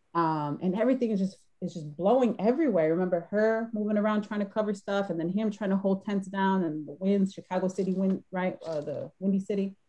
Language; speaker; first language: English; early bilingual, other home language; Spanish